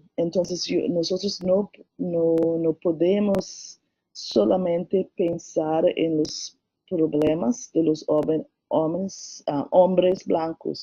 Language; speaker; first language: Spanish; non-native, learner; English